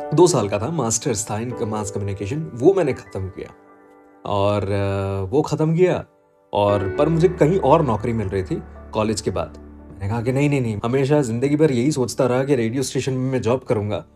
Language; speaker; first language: Hindi; non-native, local second language; Gujarati